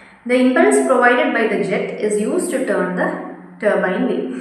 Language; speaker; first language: English; non-native, local second language; Malayalam